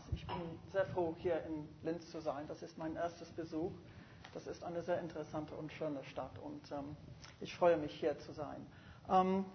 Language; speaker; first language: German; non-native, fluent; English